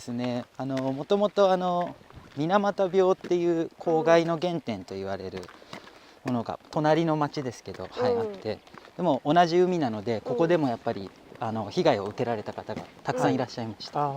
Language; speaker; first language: Japanese; native; Japanese